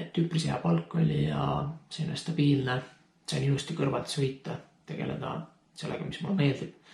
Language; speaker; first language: Estonian; early bilingual, heritage; Estonian